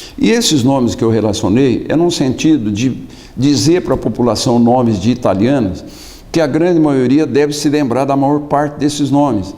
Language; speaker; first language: Portuguese; native; Portuguese